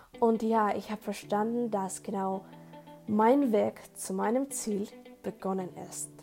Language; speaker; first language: German; non-native, learner; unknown